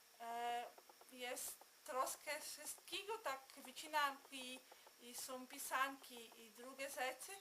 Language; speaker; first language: Polish; early bilingual, heritage; Polish